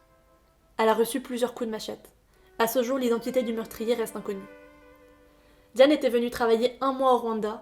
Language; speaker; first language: French; native; French